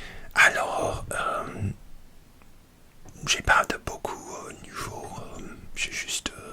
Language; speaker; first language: French; non-native, learner; English